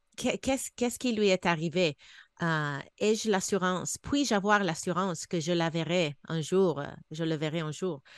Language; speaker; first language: French; non-native, fluent; English